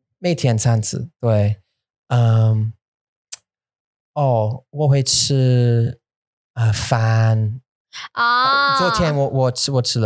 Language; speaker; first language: Chinese; non-native, learner; English